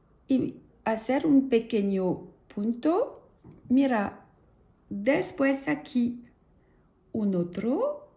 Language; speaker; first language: Spanish; non-native, learner; French